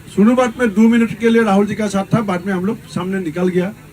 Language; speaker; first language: Hindi; non-native, local second language; Assamese